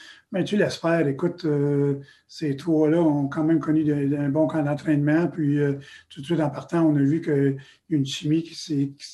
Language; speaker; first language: French; native; French